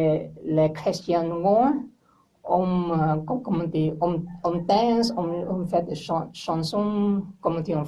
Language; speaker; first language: French; non-native, learner; English